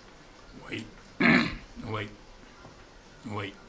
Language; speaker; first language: French; non-native, fluent; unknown